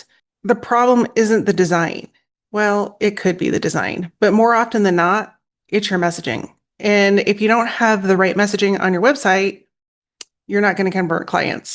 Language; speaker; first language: English; native; English